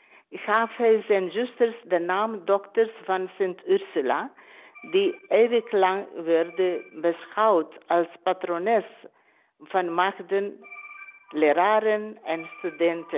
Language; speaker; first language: Dutch; non-native, learner; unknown